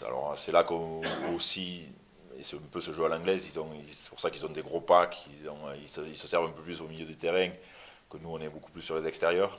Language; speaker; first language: French; native; French